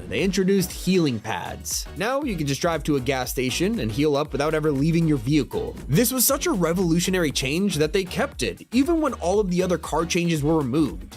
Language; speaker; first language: English; native; English